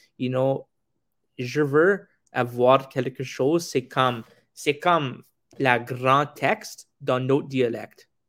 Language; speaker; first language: French; non-native, local second language; English